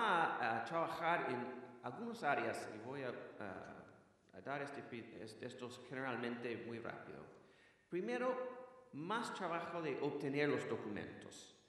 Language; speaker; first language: Spanish; non-native, fluent; English